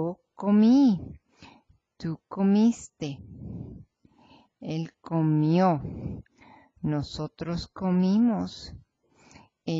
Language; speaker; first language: Spanish; non-native, fluent; English